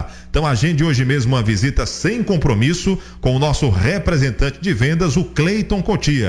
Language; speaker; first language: Portuguese; native; Portuguese